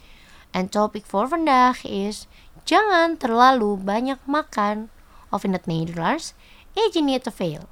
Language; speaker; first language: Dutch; non-native, fluent; Indonesian